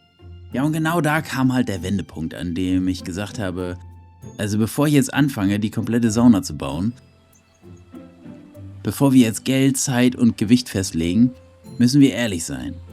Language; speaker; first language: German; native; German